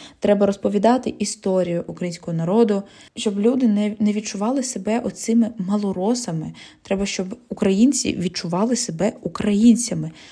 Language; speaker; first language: Ukrainian; non-native, local second language; Russian